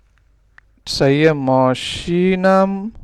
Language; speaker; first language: Persian; non-native, fluent; Urdu